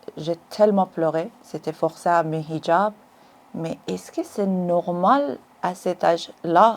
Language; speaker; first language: French; non-native, learner; Persian